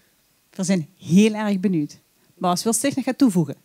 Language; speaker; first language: Dutch; native; Dutch